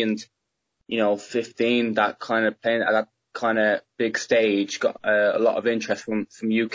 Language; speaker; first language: English; native; English